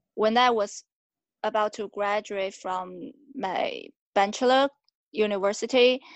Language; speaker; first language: English; non-native, fluent; Chinese